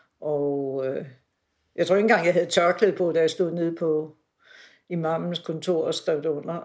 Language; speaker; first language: Danish; native; Danish